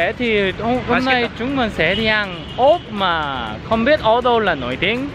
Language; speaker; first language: Vietnamese; non-native, fluent; Korean